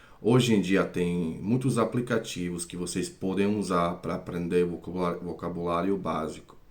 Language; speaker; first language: Portuguese; non-native, fluent; Croatian